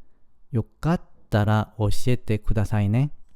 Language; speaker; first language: Japanese; non-native, fluent; Korean